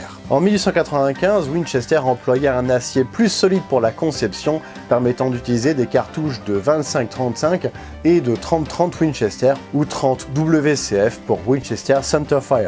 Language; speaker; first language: French; native; French